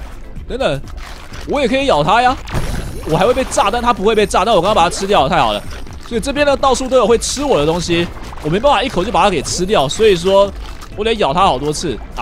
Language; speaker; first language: Chinese; native; Chinese